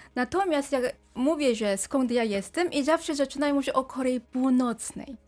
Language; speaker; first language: Polish; non-native, fluent; Korean